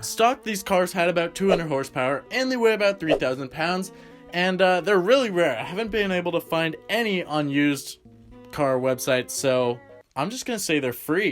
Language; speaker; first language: English; native; English